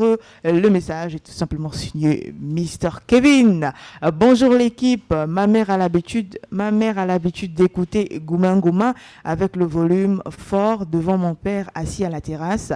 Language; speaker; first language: French; native; French